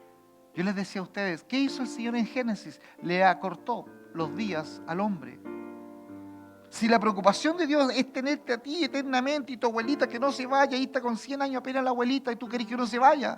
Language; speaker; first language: Spanish; native; Spanish